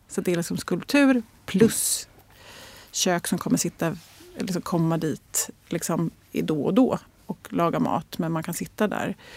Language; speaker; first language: Swedish; native; Swedish